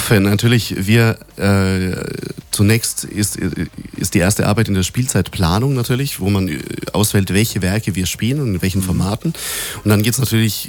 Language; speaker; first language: German; native; German